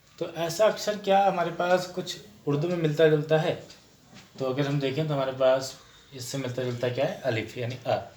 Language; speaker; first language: Hindi; native; Hindi